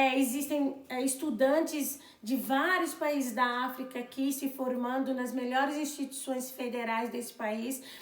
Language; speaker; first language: Portuguese; non-native, local second language; Kabuverdianu